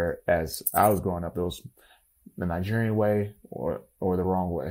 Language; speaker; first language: English; native; English